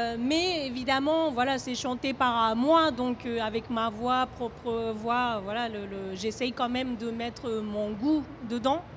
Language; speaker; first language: French; non-native, fluent; Japanese